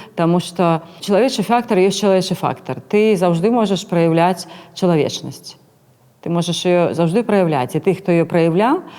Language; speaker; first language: Belarusian; non-native, local second language; Russian